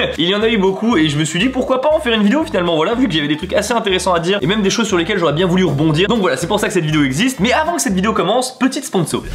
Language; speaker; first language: French; native; French